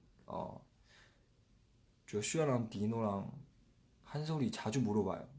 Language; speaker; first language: Korean; non-native, fluent; Chinese